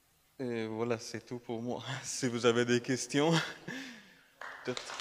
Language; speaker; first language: French; non-native, fluent; Arabic